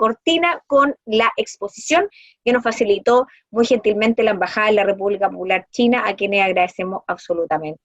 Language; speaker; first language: Spanish; native; Spanish